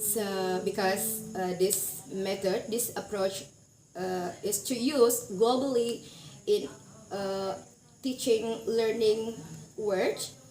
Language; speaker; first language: English; non-native, learner; Indonesian